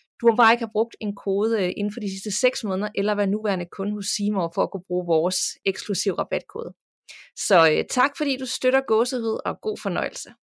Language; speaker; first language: Danish; native; Danish